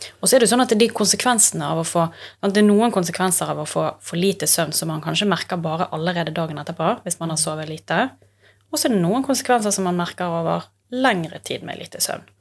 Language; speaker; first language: Norwegian; native; Norwegian